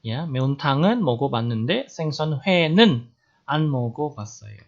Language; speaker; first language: Korean; non-native, fluent; Indonesian